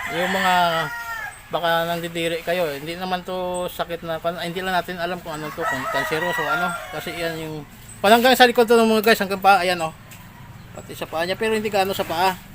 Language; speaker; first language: Filipino; native; Filipino